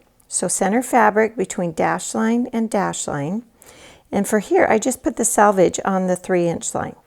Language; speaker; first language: English; native; English